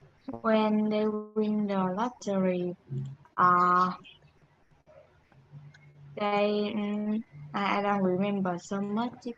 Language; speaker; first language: English; non-native, learner; Vietnamese